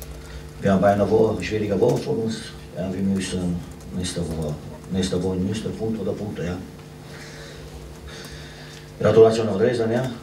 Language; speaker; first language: German; non-native, fluent; Romanian